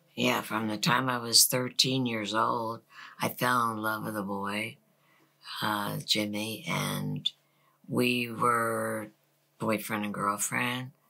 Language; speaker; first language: English; native; English